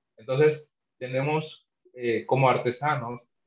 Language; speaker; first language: Spanish; non-native, local second language; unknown